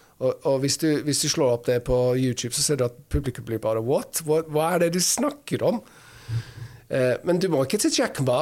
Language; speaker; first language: Norwegian; non-native, fluent; English